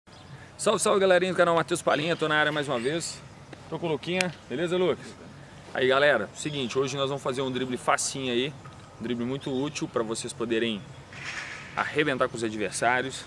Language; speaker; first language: Portuguese; native; Portuguese